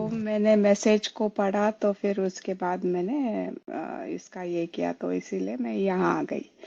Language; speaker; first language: Hindi; non-native, local second language; Kannada